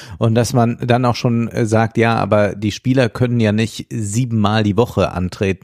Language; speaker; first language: German; native; German